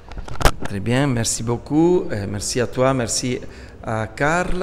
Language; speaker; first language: French; non-native, learner; Italian